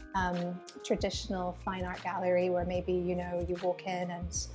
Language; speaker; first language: English; native; English